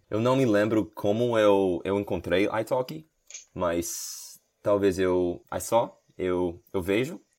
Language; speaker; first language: Portuguese; non-native, learner; English